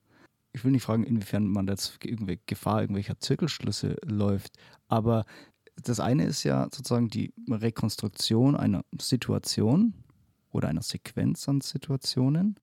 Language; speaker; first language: German; native; German